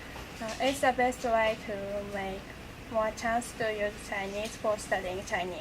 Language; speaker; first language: English; non-native, learner; Japanese